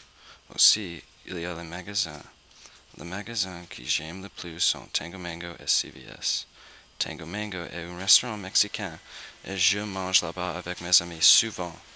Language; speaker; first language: French; non-native, learner; English